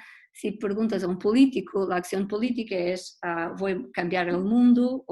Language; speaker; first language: Spanish; non-native, learner; Portuguese